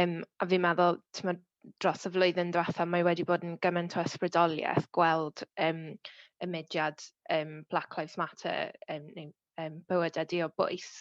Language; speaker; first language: Welsh; native; Welsh